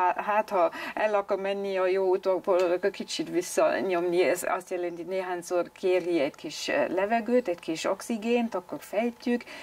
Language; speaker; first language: Hungarian; non-native, learner; German